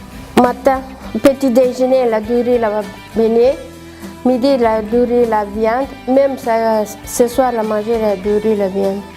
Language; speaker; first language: French; non-native, learner; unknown